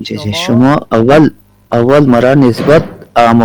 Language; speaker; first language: Persian; non-native, learner; Urdu